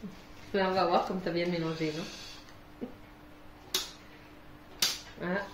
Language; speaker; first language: French; native; French